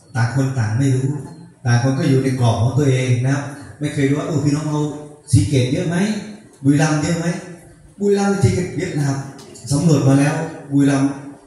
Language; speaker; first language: Thai; non-native, local second language; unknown